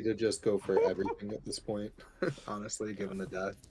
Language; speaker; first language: English; native; English